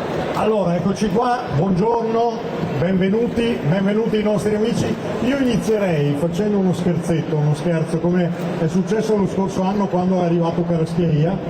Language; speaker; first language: Italian; native; Italian